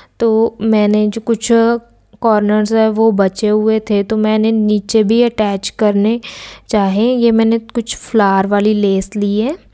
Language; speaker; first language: Hindi; non-native, local second language; Punjabi